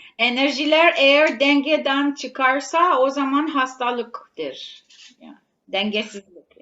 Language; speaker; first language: Turkish; non-native, learner; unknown